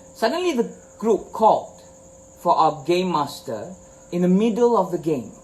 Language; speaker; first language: English; non-native, local second language; Malay